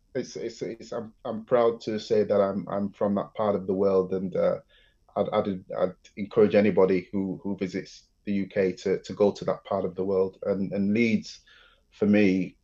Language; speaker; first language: English; native; English